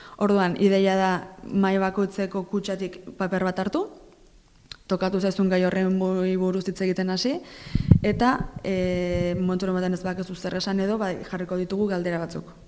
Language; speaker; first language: Basque; native; Basque